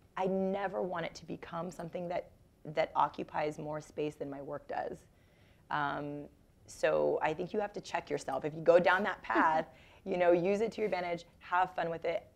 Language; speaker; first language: English; native; English